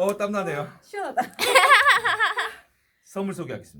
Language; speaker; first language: Korean; native; Korean